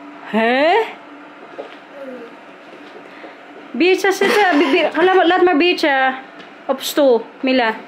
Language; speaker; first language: Dutch; non-native, learner; Filipino